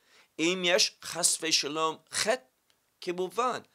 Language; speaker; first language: Hebrew; non-native, fluent; English